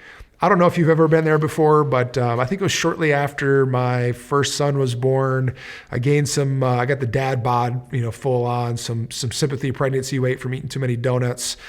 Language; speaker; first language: English; native; English